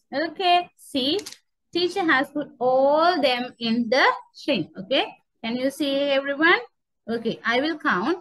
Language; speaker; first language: English; non-native, local second language; Sinhala